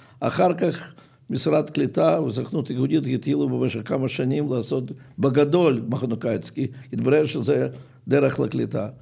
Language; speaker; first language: Hebrew; non-native, fluent; Russian